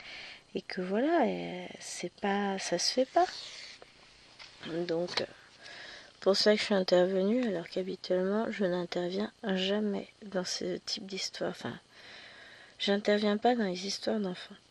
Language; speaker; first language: French; native; French